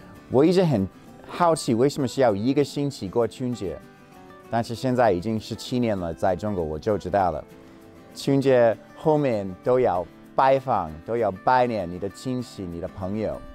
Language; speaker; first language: Chinese; non-native, fluent; English